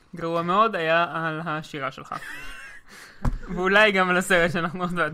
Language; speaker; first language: Hebrew; native; Hebrew